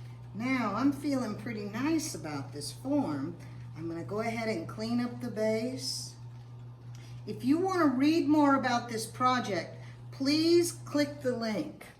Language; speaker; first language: English; native; English